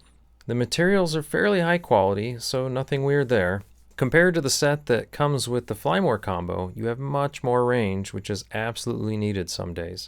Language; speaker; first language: English; native; English